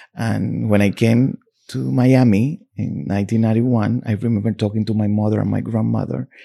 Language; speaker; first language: English; non-native, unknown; Spanish